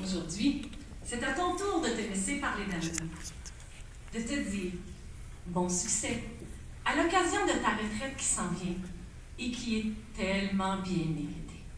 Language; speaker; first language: French; native; French